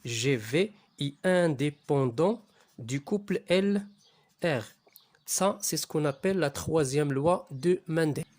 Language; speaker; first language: French; non-native, local second language; Arabic